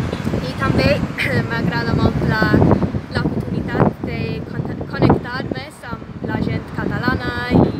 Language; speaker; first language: Catalan; non-native, fluent; English